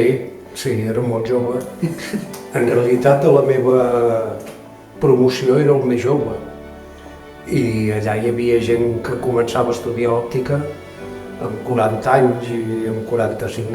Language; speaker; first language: Catalan; native; Catalan